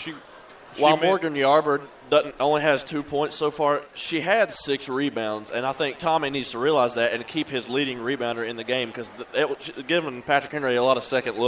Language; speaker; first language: English; native; English